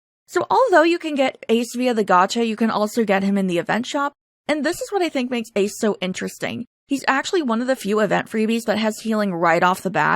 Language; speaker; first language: English; native; English